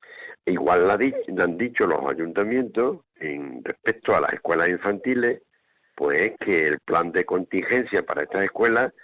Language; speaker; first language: Spanish; native; Spanish